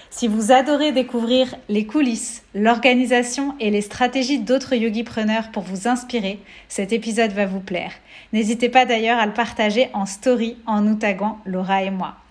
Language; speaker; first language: French; native; French